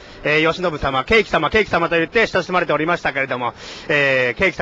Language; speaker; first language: Japanese; native; Japanese